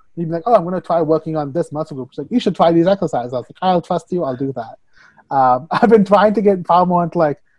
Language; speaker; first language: English; native; English